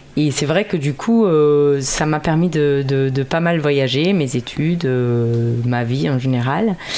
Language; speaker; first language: French; non-native, fluent; German